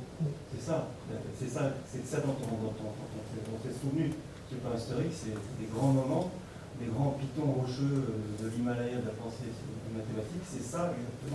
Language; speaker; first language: French; native; French